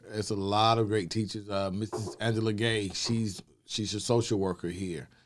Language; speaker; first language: English; native; English